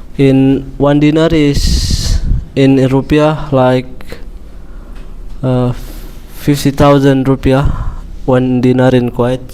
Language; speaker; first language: English; non-native, learner; Indonesian